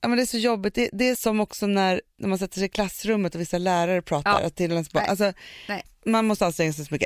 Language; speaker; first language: Swedish; native; Swedish